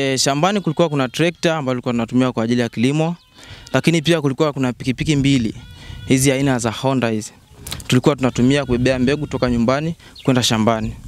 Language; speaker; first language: Swahili; non-native, local second language; Masai